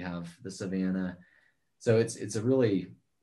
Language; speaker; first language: English; native; English